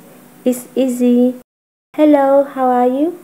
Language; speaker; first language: English; non-native, fluent; Vietnamese